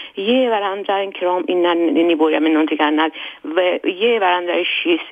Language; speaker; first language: Swedish; non-native, fluent; Persian